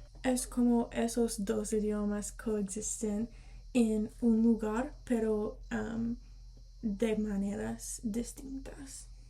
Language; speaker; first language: Spanish; early bilingual, heritage; Spanish